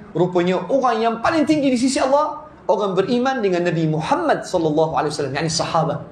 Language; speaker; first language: Malay; non-native, fluent; Arabic